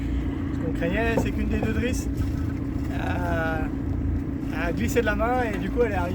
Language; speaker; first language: French; native; French